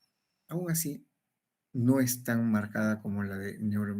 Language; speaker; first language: Spanish; native; Spanish